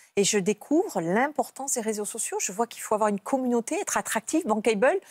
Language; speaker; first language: French; native; French